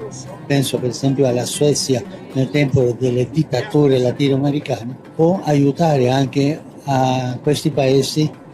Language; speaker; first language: Italian; non-native, fluent; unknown